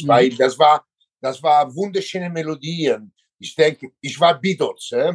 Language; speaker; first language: German; non-native, learner; Italian